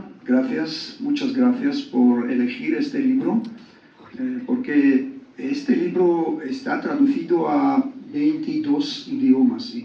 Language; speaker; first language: Spanish; non-native, learner; Georgian